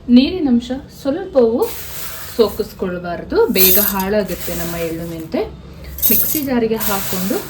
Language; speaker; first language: Kannada; non-native, local second language; Kodava